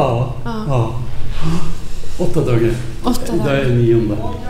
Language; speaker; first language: Swedish; non-native, learner; Persian